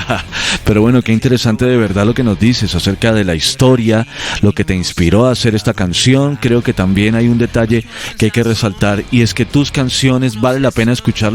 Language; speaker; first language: Spanish; native; Spanish